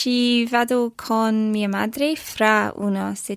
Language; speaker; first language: Italian; non-native, learner; English